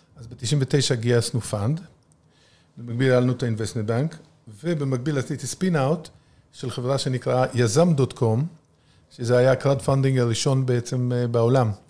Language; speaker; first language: Hebrew; native; Hebrew